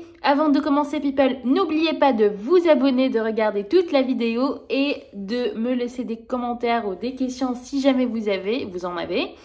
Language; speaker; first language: French; non-native, local second language; Arabic